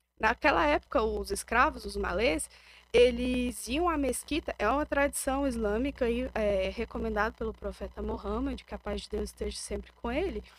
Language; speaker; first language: Portuguese; native; Portuguese